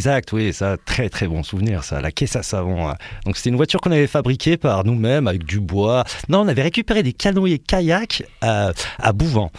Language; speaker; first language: French; early bilingual, other home language; Arabic